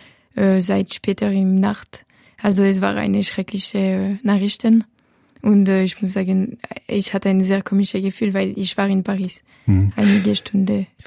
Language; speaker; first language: German; non-native, local second language; French